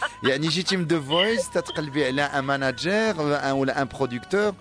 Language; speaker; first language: French; non-native, local second language; Arabic